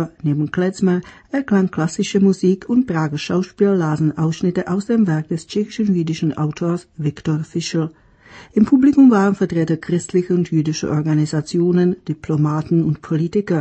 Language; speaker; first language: German; native; German